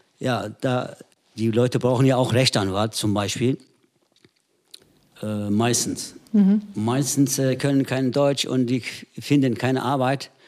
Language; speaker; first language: German; non-native, fluent; Turkish